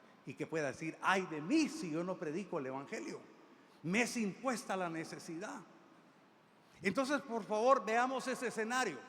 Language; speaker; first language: Spanish; native; Spanish